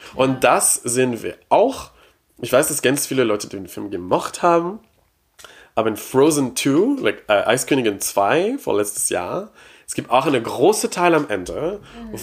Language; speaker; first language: German; non-native, fluent; English